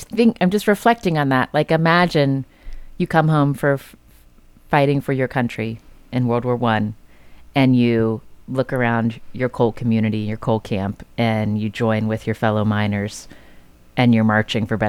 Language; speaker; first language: English; native; English